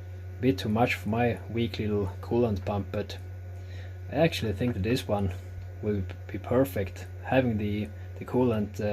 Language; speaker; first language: English; non-native, fluent; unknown